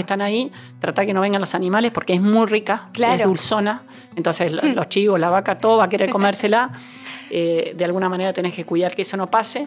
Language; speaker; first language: Spanish; native; Spanish